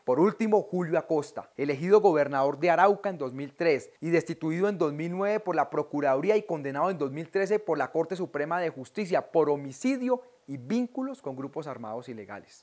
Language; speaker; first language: Spanish; native; Spanish